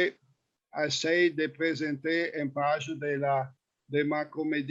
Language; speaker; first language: French; non-native, fluent; Italian